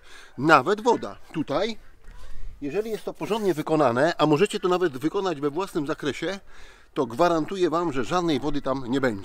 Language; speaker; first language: Polish; native; Polish